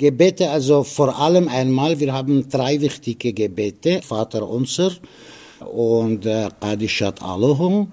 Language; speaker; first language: German; non-native, fluent; Aramaic